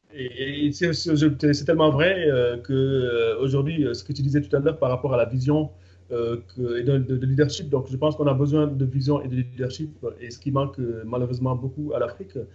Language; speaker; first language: French; non-native, local second language; Fula